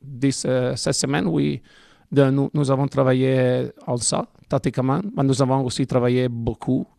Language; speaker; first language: French; non-native, learner; Italian